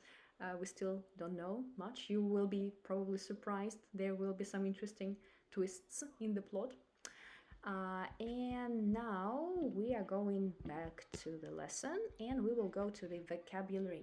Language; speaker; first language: English; non-native, fluent; Russian